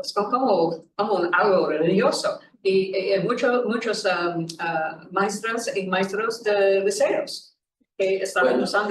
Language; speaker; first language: Spanish; non-native, learner; English